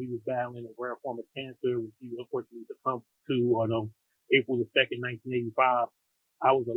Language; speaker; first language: English; native; English